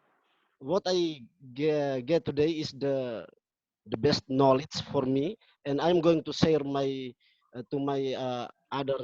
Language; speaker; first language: English; non-native, fluent; Indonesian